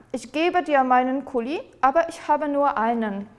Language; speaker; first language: German; non-native, fluent; Polish